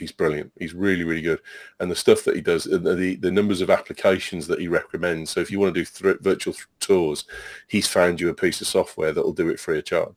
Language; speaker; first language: English; native; English